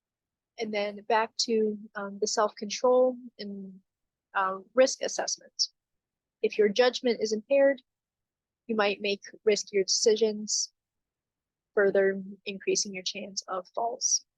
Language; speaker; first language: English; native; English